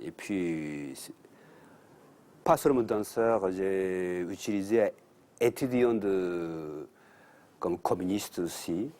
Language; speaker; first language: French; non-native, learner; Japanese